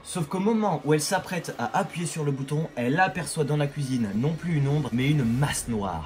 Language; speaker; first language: French; native; French